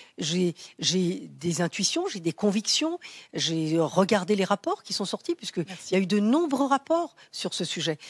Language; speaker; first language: French; native; French